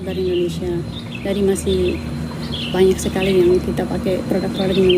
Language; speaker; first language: Indonesian; non-native, local second language; Tetum